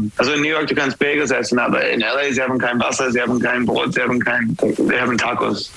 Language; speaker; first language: German; non-native, fluent; English